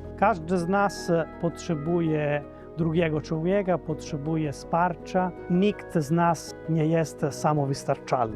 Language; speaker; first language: Polish; non-native, fluent; Italian